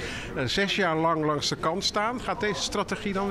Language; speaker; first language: Dutch; native; Dutch